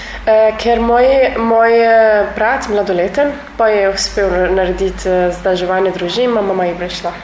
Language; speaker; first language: Slovenian; non-native, learner; Arabic